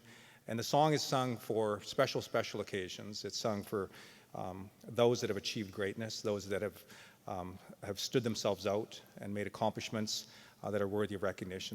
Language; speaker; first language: English; native; English